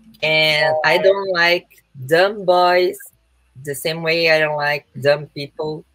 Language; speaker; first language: English; non-native, learner; Portuguese